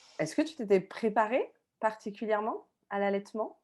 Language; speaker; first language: French; native; French